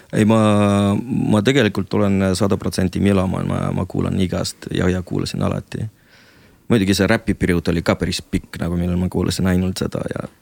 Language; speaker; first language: Estonian; non-native, local second language; Russian